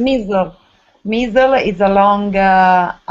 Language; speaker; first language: English; non-native, learner; Italian